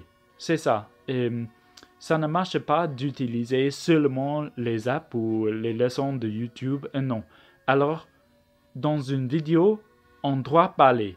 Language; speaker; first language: French; non-native, learner; English